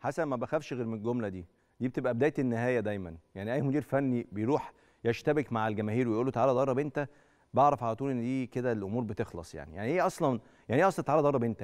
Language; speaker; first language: Arabic; native; Arabic